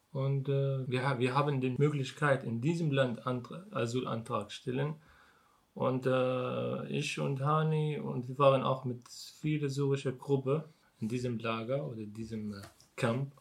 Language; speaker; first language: German; non-native, learner; Arabic